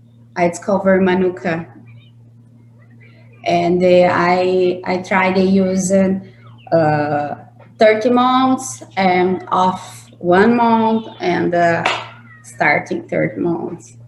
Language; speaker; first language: English; non-native, learner; Portuguese